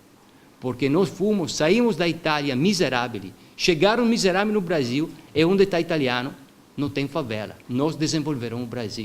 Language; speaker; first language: Portuguese; non-native, fluent; Italian